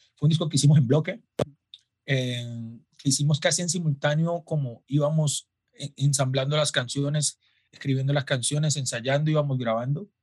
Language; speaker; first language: Spanish; native; Spanish